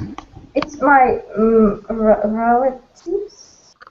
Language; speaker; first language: English; non-native, learner; Russian